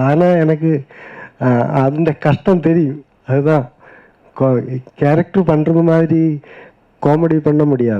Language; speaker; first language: Tamil; non-native, learner; Malayalam